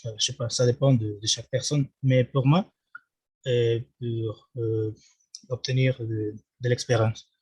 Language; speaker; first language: French; non-native, learner; Spanish